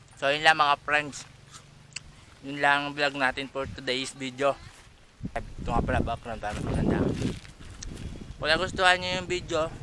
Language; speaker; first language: Filipino; native; Filipino